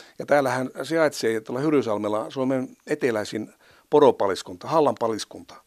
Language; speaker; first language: Finnish; native; Finnish